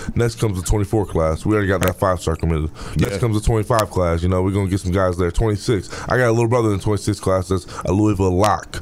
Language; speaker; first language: English; native; English